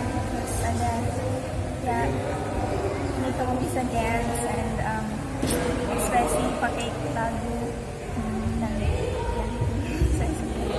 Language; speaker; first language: Indonesian; early bilingual, heritage; Indonesian